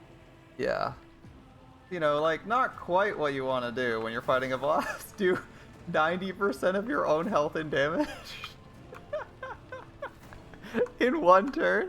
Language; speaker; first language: English; native; English